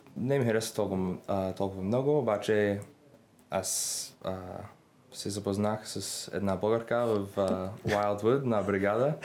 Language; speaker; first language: Bulgarian; non-native, learner; English